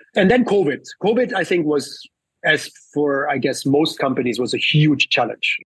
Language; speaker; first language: English; early bilingual, other home language; Spanish